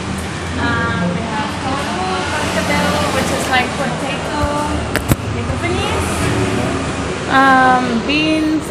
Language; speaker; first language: English; non-native, fluent; Swiss German